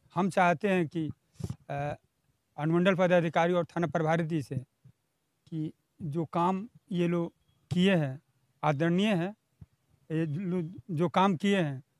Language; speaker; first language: Hindi; native; Hindi